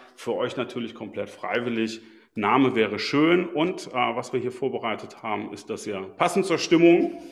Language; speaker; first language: German; native; German